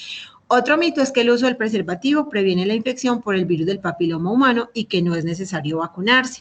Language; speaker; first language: Spanish; native; Spanish